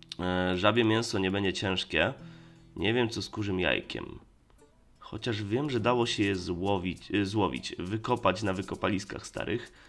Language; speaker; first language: Polish; native; Polish